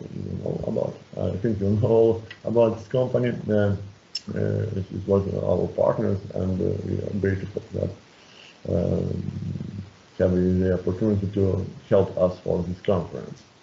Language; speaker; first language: English; non-native, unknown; Lithuanian